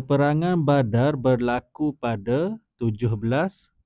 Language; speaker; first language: Malay; native; Malay